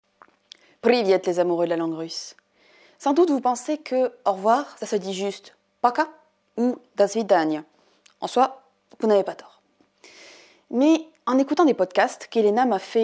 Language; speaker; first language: French; native; French